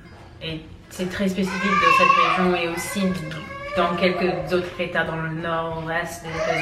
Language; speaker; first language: French; non-native, fluent; English